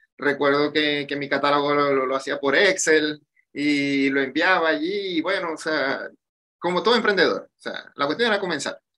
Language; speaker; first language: Spanish; native; Spanish